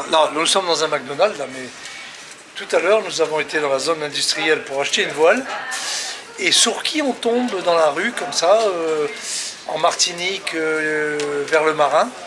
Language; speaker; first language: French; native; French